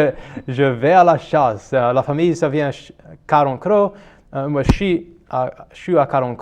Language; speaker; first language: French; non-native, local second language; English